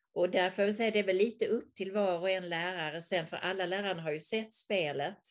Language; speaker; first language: Swedish; native; Swedish